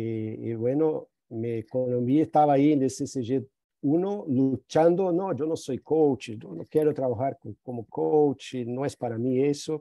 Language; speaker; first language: Spanish; non-native, fluent; Portuguese